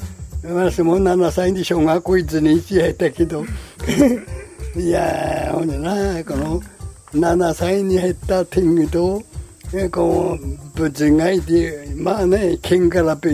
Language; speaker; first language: Japanese; native; Japanese